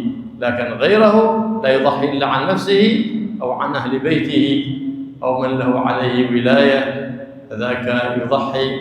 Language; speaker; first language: Arabic; native; Arabic